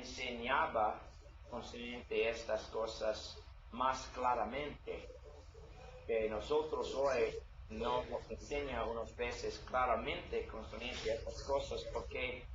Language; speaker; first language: Spanish; non-native, learner; English